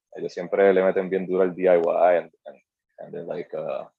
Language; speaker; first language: Spanish; native; Spanish